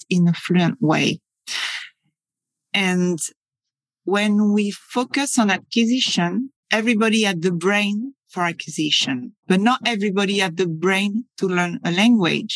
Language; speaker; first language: English; non-native, fluent; French